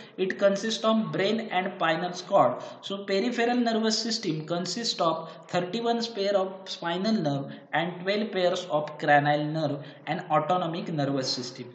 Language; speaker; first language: English; non-native, local second language; Marathi